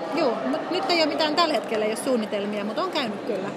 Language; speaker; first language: Finnish; native; Finnish